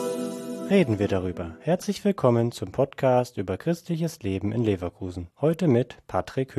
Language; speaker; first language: German; native; German